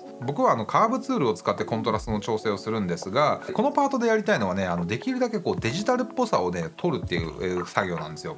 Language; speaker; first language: Japanese; native; Japanese